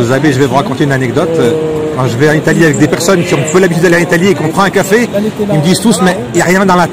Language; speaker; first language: French; native; French